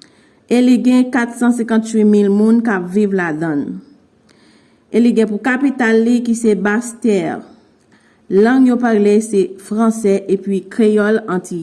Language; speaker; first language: French; non-native, learner; Haitian Creole